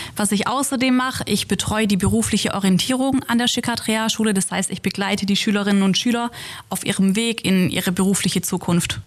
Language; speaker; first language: German; native; German